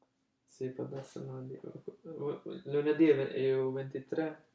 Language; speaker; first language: Italian; early bilingual, heritage; English